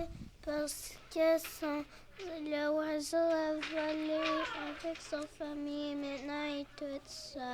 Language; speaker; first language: French; non-native, local second language; English